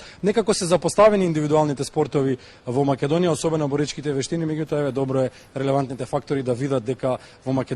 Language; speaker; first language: Macedonian; native; Macedonian